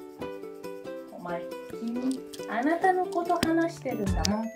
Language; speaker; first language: Japanese; non-native, fluent; Italian